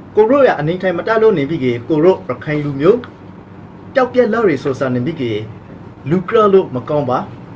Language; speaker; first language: Burmese; native; Burmese